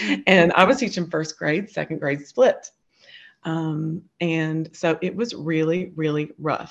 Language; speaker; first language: English; native; English